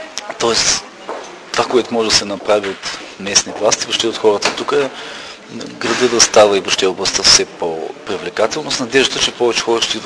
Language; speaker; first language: Bulgarian; native; Bulgarian